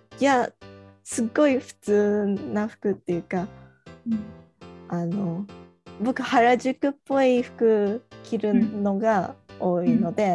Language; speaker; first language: Japanese; early bilingual, heritage; Japanese